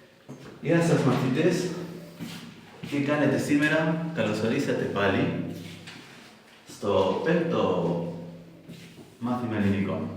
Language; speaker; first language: Greek; non-native, fluent; Spanish